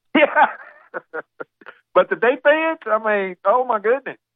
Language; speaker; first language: English; native; English